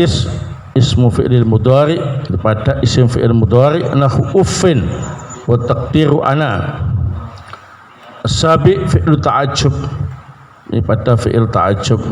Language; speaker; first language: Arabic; non-native, fluent; Indonesian